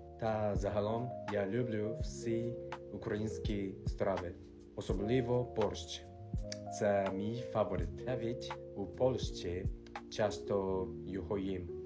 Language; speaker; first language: Ukrainian; non-native, fluent; Japanese